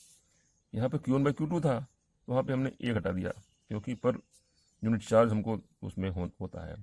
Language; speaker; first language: Hindi; native; Hindi